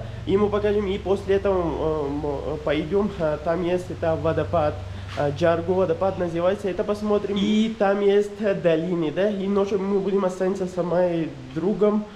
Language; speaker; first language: Russian; non-native, learner; Pashto